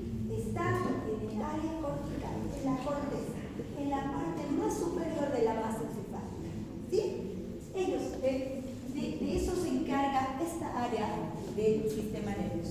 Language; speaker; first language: Spanish; native; Spanish